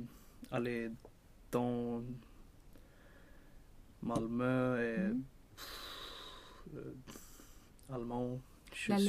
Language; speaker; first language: French; non-native, learner; Swedish